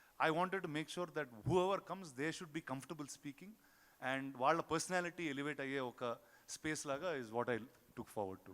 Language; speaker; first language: Telugu; native; Telugu